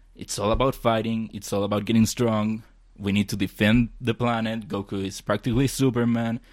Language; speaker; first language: English; non-native, fluent; Spanish